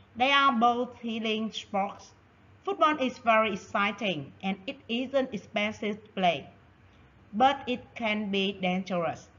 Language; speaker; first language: English; non-native, fluent; Vietnamese